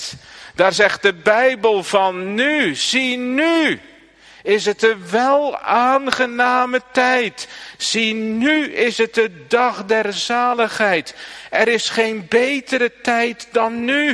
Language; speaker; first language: Dutch; native; Dutch